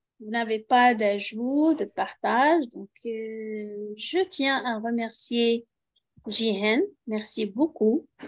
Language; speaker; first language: French; non-native, local second language; Arabic